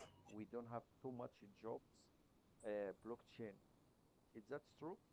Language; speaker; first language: English; non-native, learner; Arabic